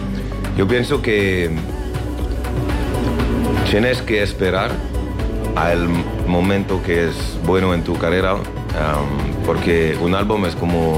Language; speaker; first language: Spanish; non-native, learner; French